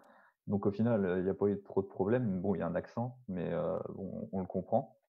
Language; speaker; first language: French; native; French